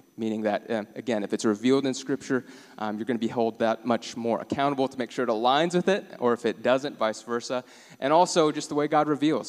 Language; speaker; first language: English; native; English